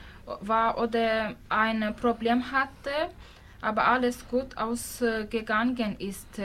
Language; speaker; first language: German; non-native, learner; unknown